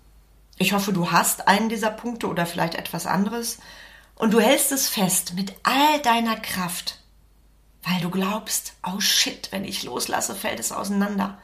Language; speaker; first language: German; native; German